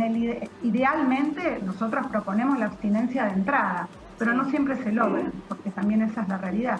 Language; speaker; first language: Spanish; native; Spanish